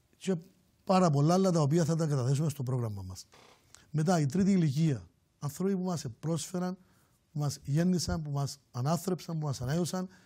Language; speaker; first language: Greek; native; Greek